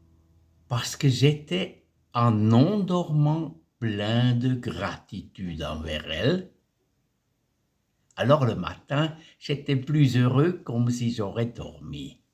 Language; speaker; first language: French; non-native, fluent; German